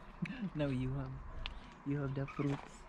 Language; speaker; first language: English; non-native, learner; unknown